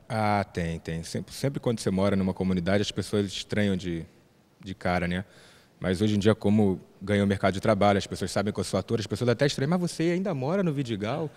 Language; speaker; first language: Portuguese; native; Portuguese